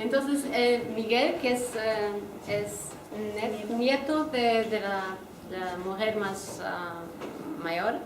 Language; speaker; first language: Spanish; non-native, fluent; Portuguese